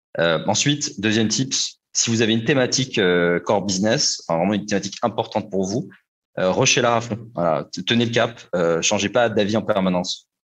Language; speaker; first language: French; native; French